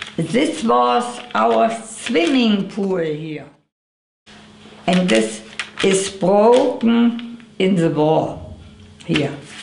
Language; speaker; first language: English; non-native, learner; German